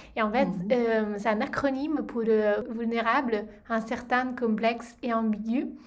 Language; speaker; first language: French; non-native, fluent; Italian